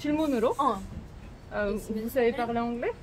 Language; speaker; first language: Korean; non-native, fluent; French